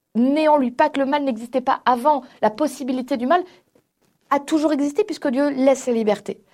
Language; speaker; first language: French; native; French